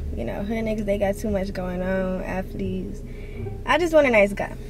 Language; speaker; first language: English; native; English